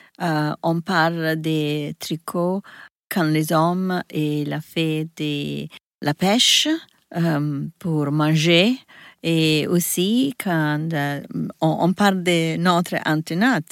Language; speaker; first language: French; non-native, learner; Italian